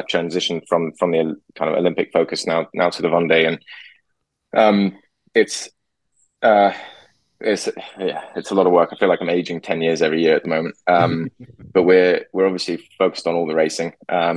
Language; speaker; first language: English; native; English